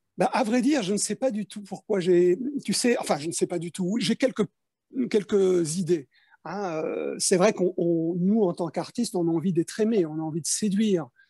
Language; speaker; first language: French; early bilingual, other home language; Spanish